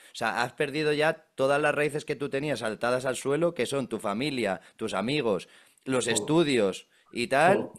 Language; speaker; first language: Spanish; native; Spanish